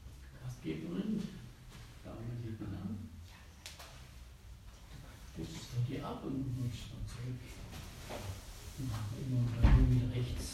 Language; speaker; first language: German; native; German